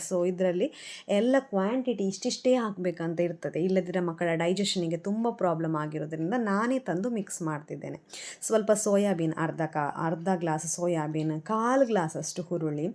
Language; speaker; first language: Kannada; non-native, local second language; Tulu